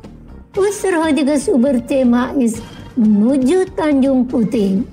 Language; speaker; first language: German; non-native, fluent; Indonesian